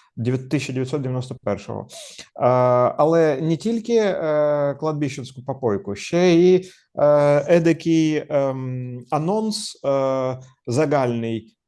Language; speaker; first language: Ukrainian; non-native, local second language; Russian